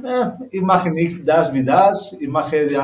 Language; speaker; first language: German; non-native, learner; Spanish